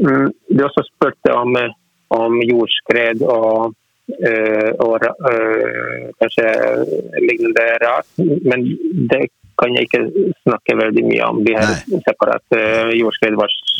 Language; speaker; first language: Norwegian; non-native, fluent; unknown